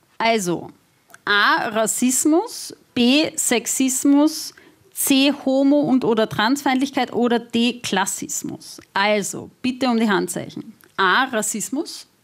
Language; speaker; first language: German; native; German